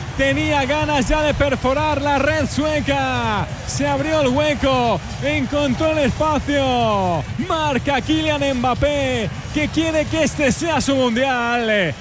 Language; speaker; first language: Spanish; native; Spanish